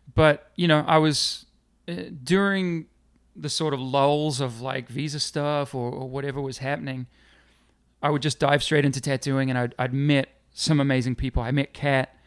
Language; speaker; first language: English; native; English